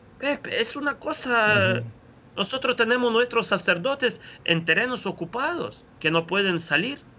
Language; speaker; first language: Spanish; non-native, fluent; Ukrainian